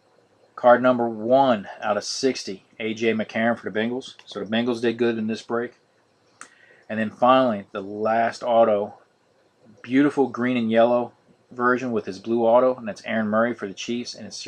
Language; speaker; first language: English; native; English